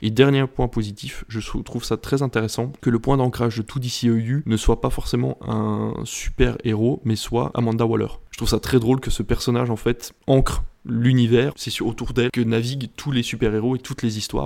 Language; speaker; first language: French; native; French